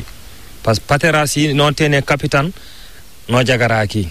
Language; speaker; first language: Spanish; non-native, learner; Fula